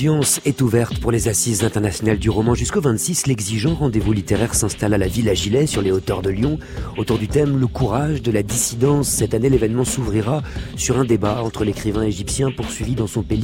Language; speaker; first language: French; native; French